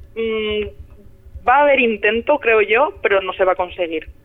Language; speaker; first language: Spanish; native; Spanish